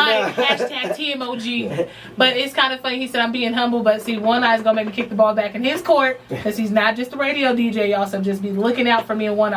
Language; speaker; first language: English; native; English